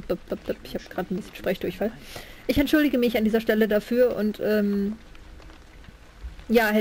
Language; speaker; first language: German; native; German